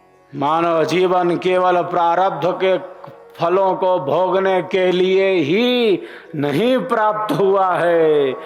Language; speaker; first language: Hindi; native; Hindi